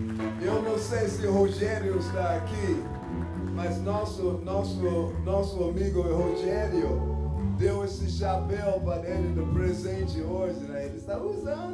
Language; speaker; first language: Portuguese; non-native, fluent; English